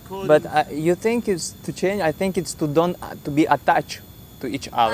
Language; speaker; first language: English; non-native, learner; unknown